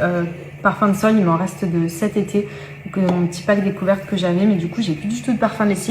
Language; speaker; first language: French; native; French